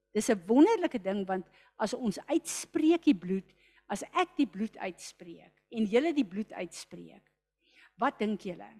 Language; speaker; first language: Afrikaans; native; Afrikaans